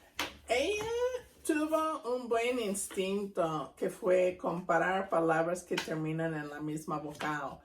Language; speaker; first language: Spanish; non-native, fluent; English